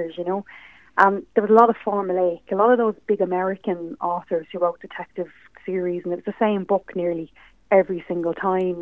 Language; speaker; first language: English; native; English